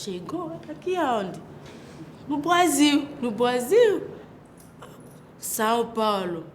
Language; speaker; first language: Portuguese; non-native, learner; French